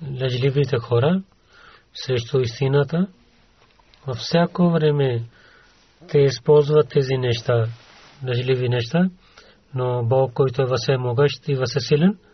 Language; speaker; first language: Bulgarian; non-native, learner; Urdu